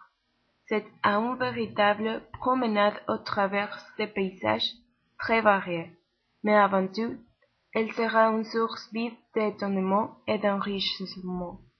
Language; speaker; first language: French; non-native, learner; Spanish